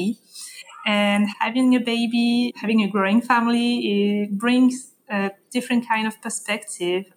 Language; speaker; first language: English; non-native, fluent; French